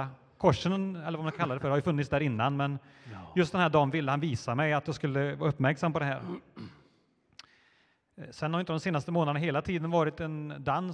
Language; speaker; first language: Swedish; native; Swedish